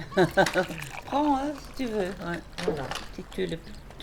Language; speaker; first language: French; non-native, fluent; Dutch